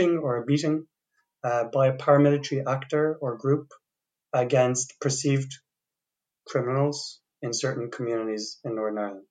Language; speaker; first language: English; native; English